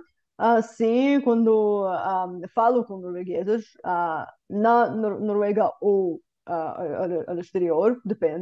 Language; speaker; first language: Portuguese; non-native, fluent; Bulgarian